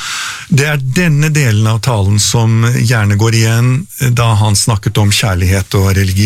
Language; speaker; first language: Norwegian; native; Norwegian